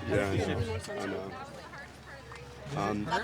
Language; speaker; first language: English; native; English